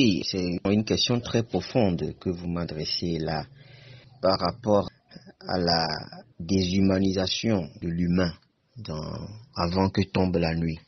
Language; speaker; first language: French; non-native, local second language; Ewe